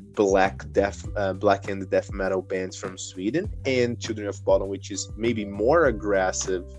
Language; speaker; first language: English; non-native, fluent; Portuguese